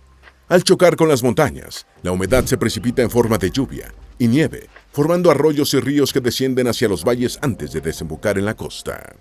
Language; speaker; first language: Spanish; native; Spanish